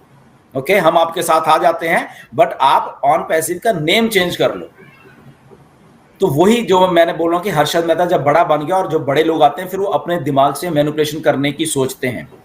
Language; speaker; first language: Hindi; native; Hindi